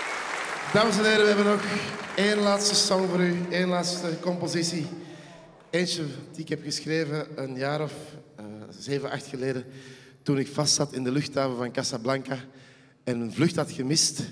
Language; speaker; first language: Dutch; native; Dutch